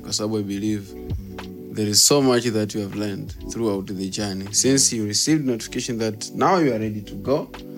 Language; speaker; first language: English; non-native, local second language; Swahili